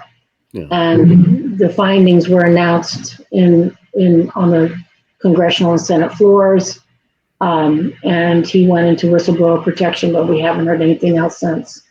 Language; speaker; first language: English; native; English